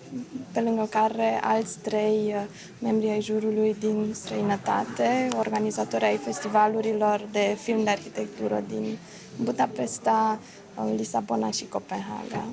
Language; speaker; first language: Romanian; native; Romanian